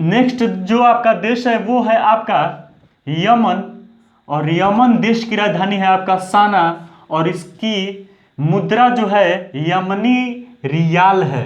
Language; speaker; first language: Hindi; native; Hindi